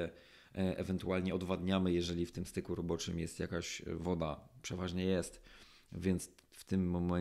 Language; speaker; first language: Polish; native; Polish